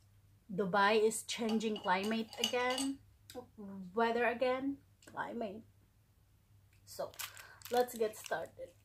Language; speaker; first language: English; non-native, local second language; Filipino